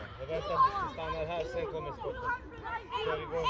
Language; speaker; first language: Swedish; non-native, fluent; Serbian